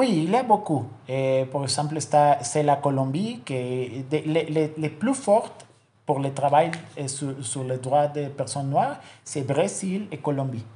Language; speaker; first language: French; non-native, learner; Spanish